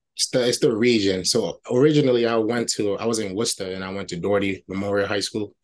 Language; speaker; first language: English; early bilingual, other home language; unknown